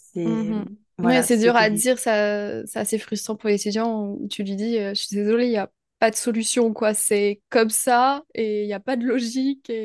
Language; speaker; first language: French; native; French